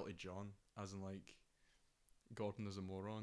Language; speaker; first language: English; native; English